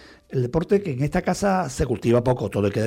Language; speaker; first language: Spanish; native; Spanish